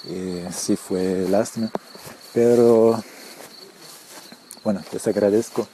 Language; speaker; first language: Spanish; early bilingual, heritage; Spanish